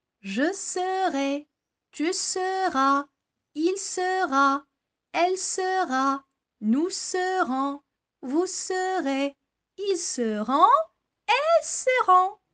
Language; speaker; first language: French; non-native, local second language; Arabic